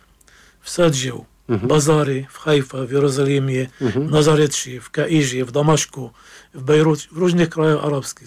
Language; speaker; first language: Polish; non-native, fluent; Arabic